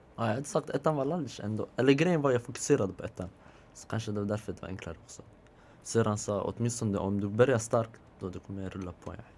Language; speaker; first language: Swedish; native; Swedish